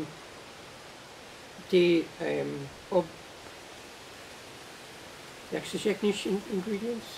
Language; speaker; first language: Czech; non-native, learner; English